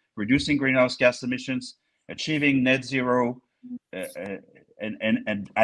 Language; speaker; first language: English; non-native, fluent; French